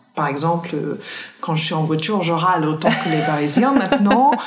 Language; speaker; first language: French; non-native, fluent; English